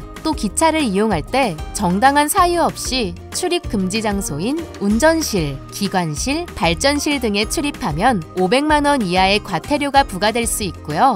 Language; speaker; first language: Korean; native; Korean